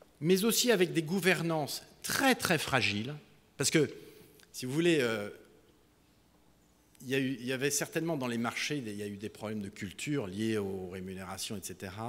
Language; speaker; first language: French; native; French